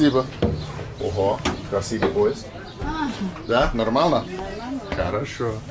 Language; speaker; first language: Russian; non-native, learner; English